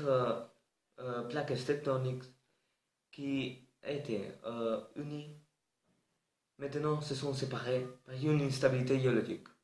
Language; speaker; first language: French; non-native, learner; Spanish